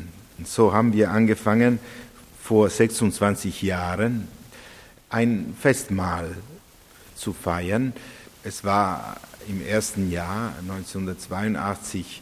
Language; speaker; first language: German; non-native, fluent; Italian